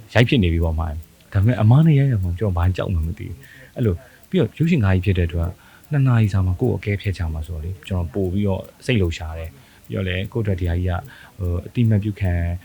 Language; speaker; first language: Burmese; native; Burmese